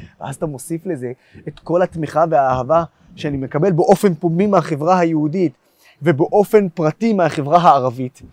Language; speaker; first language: Hebrew; non-native, local second language; Arabic